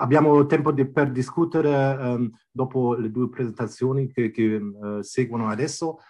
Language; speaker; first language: Italian; non-native, fluent; German